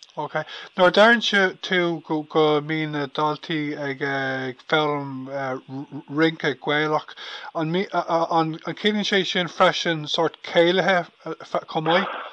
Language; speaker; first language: Irish; non-native, local second language; English